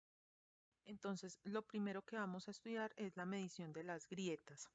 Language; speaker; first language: Spanish; native; Spanish